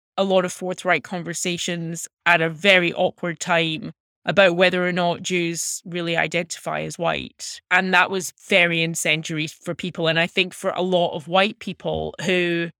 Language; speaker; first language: English; native; English